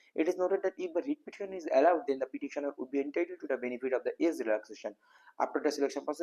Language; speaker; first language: English; non-native, local second language; Bangla